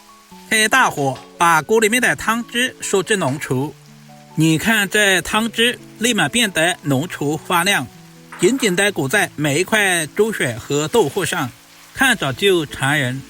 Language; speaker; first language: Chinese; native; Chinese